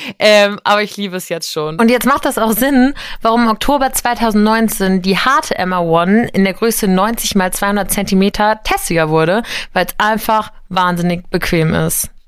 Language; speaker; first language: German; native; German